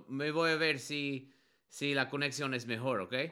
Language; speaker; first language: Spanish; non-native, learner; English